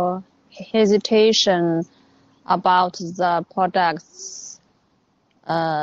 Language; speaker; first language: English; non-native, learner; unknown